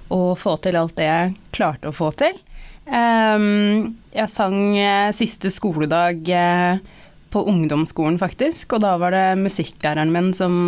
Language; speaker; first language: Norwegian; native; Norwegian